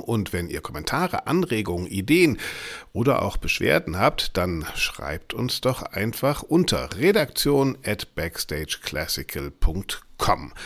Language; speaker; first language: German; native; German